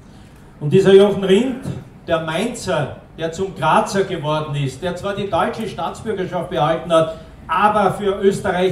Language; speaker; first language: German; native; German